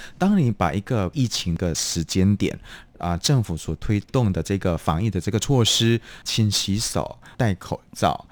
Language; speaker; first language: Chinese; non-native, fluent; Indonesian